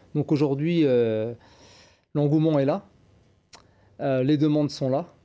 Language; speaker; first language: French; native; French